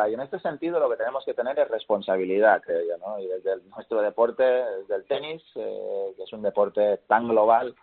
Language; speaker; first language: Spanish; native; Spanish